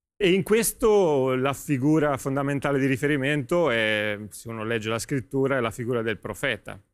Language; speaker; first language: Italian; native; Italian